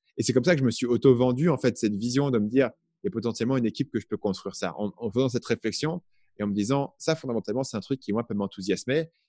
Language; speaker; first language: French; native; French